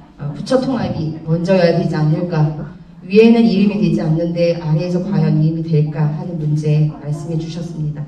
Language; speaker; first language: Korean; native; Korean